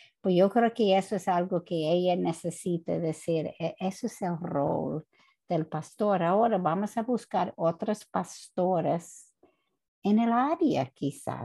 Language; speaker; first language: Spanish; non-native, fluent; English